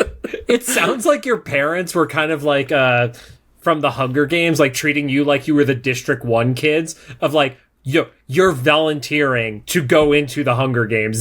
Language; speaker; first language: English; native; English